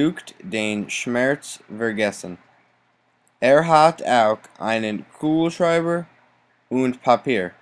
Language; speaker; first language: German; non-native, learner; English